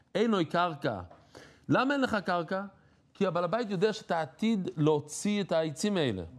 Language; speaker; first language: Hebrew; non-native, fluent; English